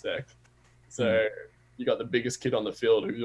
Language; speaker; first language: English; native; English